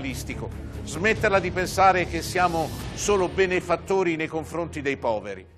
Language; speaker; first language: Italian; native; Italian